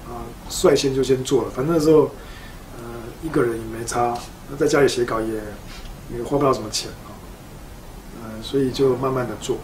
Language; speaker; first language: Chinese; native; Chinese